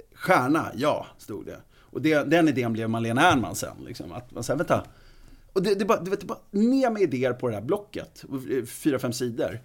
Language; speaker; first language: Swedish; native; Swedish